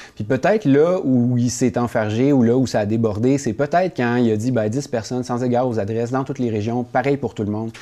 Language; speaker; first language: French; native; French